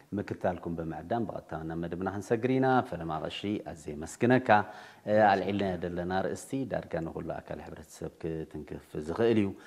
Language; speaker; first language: Tigrinya; native; Tigrinya